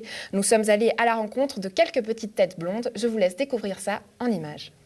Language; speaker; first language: French; native; French